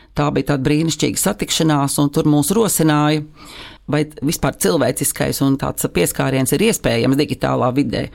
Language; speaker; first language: Latvian; native; Latvian